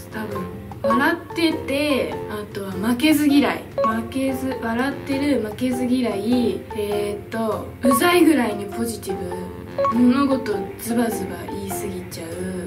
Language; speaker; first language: Japanese; native; Japanese